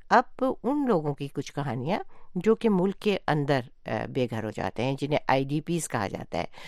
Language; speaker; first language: Urdu; native; Urdu